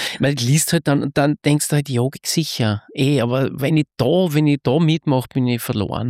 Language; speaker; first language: German; native; German